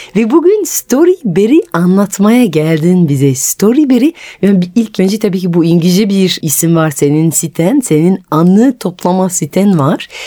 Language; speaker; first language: Turkish; non-native, fluent; French